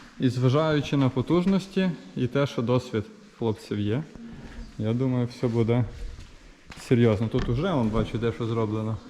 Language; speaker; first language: Ukrainian; non-native, local second language; Russian